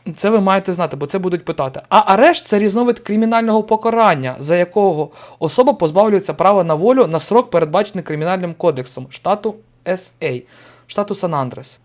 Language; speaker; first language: Ukrainian; native; Ukrainian